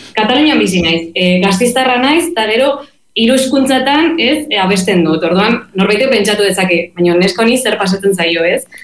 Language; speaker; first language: Basque; non-native, local second language; Spanish